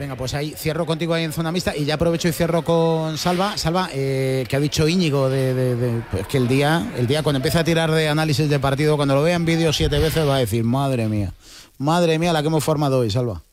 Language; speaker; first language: Spanish; native; Spanish